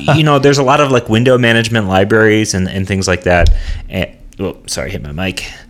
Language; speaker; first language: English; native; English